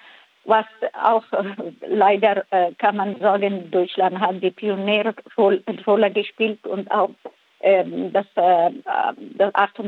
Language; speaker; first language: German; non-native, fluent; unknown